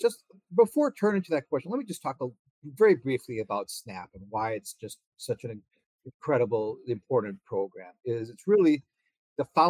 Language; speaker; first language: English; native; English